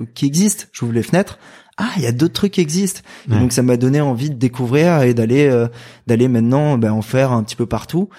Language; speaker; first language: French; native; French